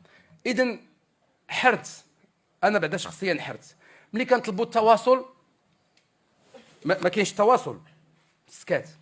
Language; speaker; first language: Arabic; native; Arabic